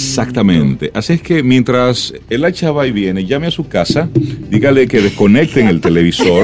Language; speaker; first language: Spanish; native; Spanish